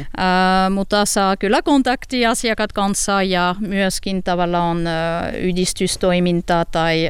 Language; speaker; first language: Finnish; non-native, learner; French